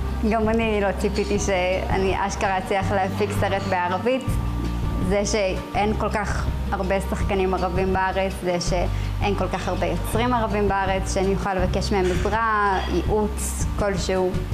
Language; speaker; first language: Hebrew; non-native, local second language; Arabic